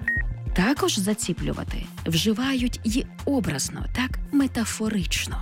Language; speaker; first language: Ukrainian; native; Ukrainian